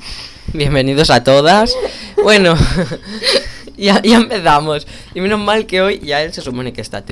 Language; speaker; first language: Spanish; native; Spanish